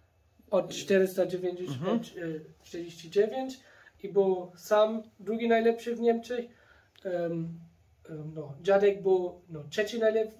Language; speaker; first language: Polish; early bilingual, heritage; German